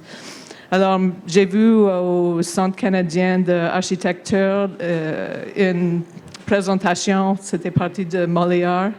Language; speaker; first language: French; non-native, local second language; English